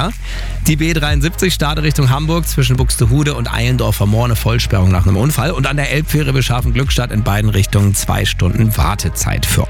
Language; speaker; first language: German; native; German